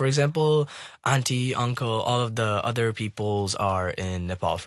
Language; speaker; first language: English; non-native, local second language; Nepali